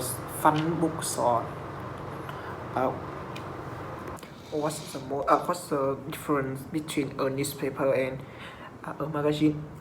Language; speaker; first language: English; non-native, learner; Vietnamese